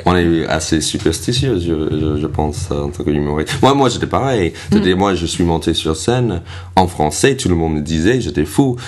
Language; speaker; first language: French; non-native, fluent; English